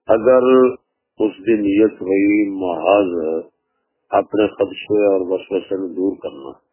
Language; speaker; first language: Urdu; non-native, local second language; Punjabi